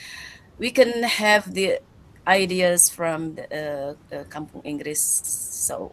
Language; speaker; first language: English; non-native, learner; Indonesian